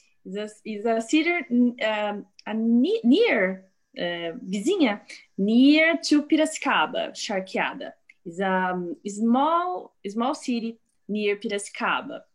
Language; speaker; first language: English; non-native, learner; Portuguese